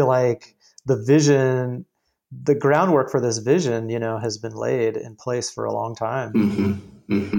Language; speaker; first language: English; native; English